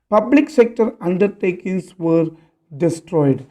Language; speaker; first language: English; non-native, local second language; Malayalam